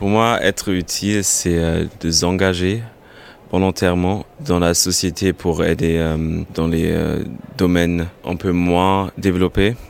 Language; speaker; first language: French; non-native, fluent; German